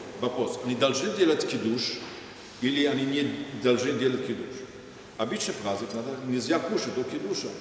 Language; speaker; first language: Russian; non-native, fluent; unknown